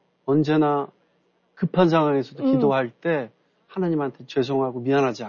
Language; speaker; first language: Korean; native; Korean